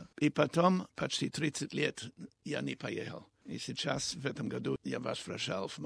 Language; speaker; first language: Russian; non-native, learner; English